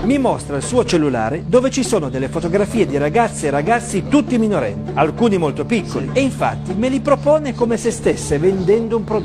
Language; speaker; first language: Italian; native; Italian